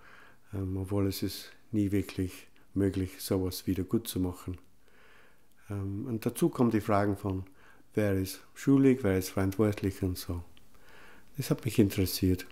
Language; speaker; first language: German; non-native, fluent; English